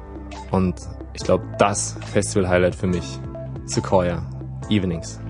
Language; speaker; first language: German; native; German